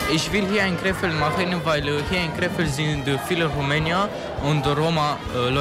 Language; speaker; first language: German; non-native, learner; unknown